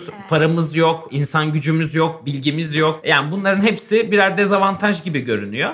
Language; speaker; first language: Turkish; native; Turkish